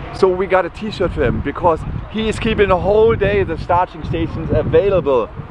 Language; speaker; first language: English; non-native, fluent; German